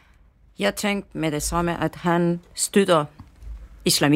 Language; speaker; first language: Danish; non-native, fluent; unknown